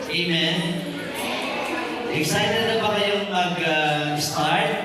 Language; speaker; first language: Filipino; native; Filipino